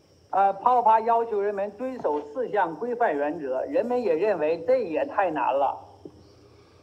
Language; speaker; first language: Chinese; native; Chinese